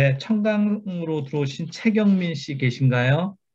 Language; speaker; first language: Korean; native; Korean